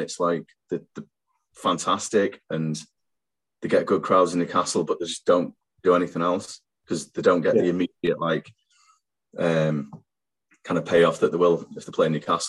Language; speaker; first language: English; native; English